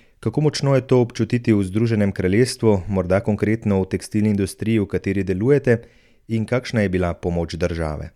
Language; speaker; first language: Slovenian; native; Slovenian